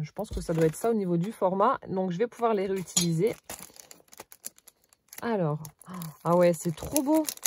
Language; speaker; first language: French; native; French